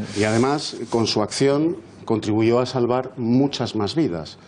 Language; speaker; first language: Spanish; native; Spanish